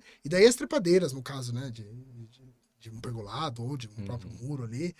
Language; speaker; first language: Portuguese; native; Portuguese